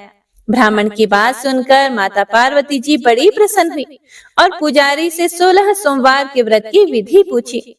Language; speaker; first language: Hindi; native; Hindi